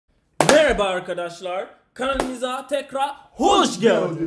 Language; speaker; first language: Turkish; non-native, fluent; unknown